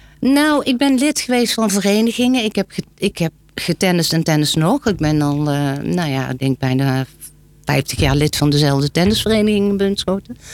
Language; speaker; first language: Dutch; native; Dutch